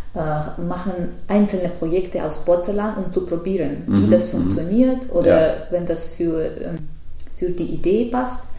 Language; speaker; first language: German; non-native, fluent; Russian